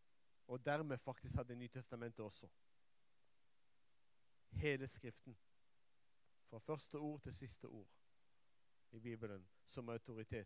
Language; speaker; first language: Norwegian; non-native, fluent; Hebrew